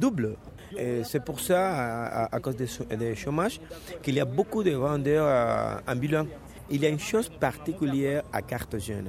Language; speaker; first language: French; non-native, fluent; Spanish